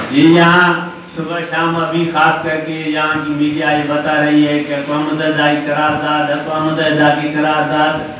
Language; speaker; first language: Urdu; non-native, local second language; Sindhi